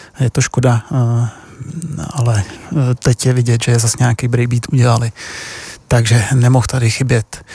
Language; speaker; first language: Czech; native; Czech